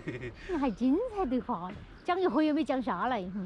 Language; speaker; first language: Chinese; native; Chinese